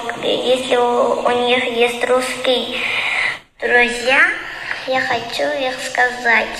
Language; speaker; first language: Russian; non-native, learner; Uzbek